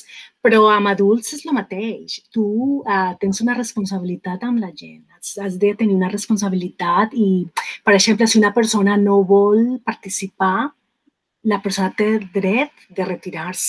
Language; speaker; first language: Catalan; non-native, fluent; Spanish